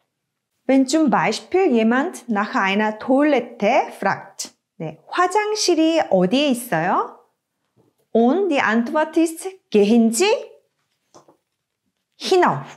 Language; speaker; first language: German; non-native, fluent; Korean